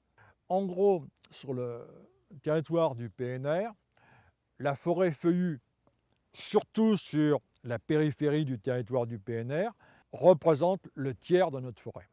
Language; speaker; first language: French; native; French